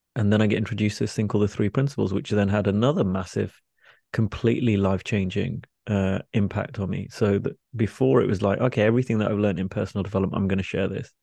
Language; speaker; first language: English; native; English